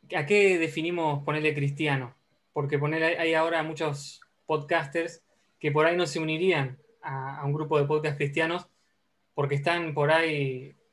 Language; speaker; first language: Spanish; native; Spanish